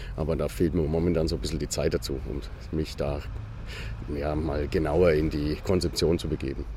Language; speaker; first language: German; native; German